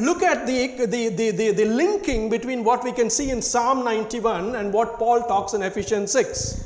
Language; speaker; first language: English; non-native, local second language; Tamil